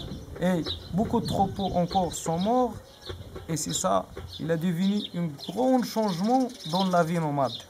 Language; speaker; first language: French; non-native, learner; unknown